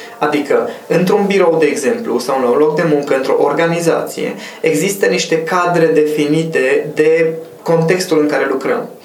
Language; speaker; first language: Romanian; non-native, local second language; Hungarian